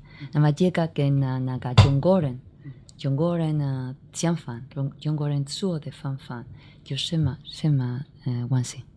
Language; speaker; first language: Chinese; non-native, learner; Spanish